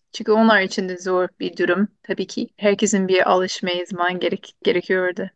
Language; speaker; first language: Turkish; non-native, fluent; English